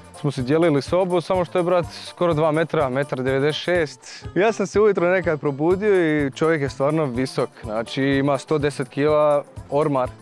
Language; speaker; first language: Croatian; early bilingual, heritage; Croatian